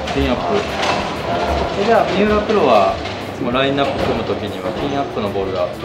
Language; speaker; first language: Japanese; native; Japanese